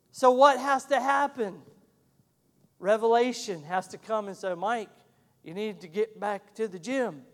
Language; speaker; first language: English; native; English